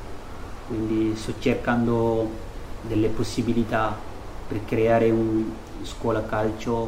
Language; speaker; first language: Italian; non-native, fluent; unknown